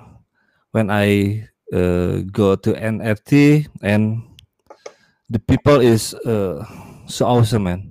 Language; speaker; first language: English; non-native, learner; Indonesian